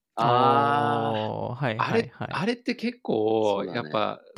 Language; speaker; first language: Japanese; early bilingual, other home language; Turkish